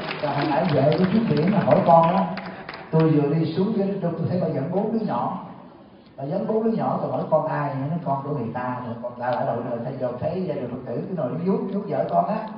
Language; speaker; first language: Vietnamese; native; Vietnamese